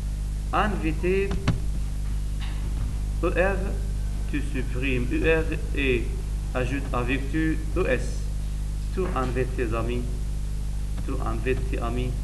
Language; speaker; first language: French; non-native, learner; Arabic